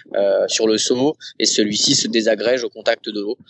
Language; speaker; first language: French; native; French